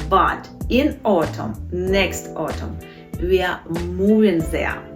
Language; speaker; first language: English; non-native, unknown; Ukrainian